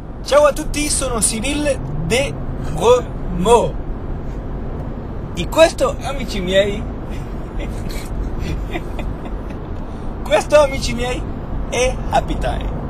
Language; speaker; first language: Italian; non-native, fluent; Spanish